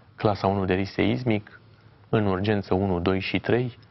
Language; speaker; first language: Romanian; native; Romanian